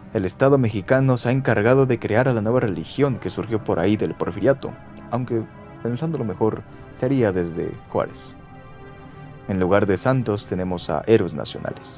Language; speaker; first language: Spanish; native; Spanish